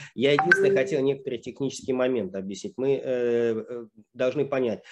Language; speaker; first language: Russian; native; Russian